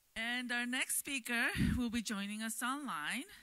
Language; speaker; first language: English; native; English